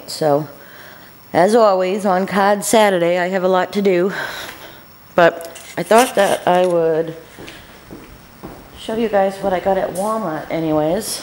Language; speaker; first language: English; native; English